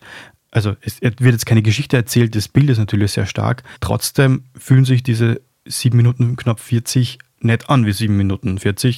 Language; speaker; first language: German; native; German